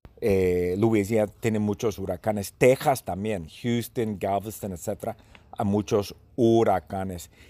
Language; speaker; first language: Spanish; early bilingual, heritage; Spanish